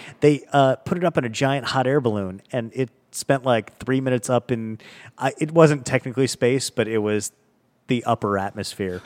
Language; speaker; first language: English; native; English